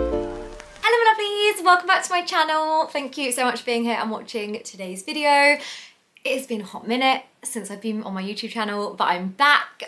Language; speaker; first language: English; native; English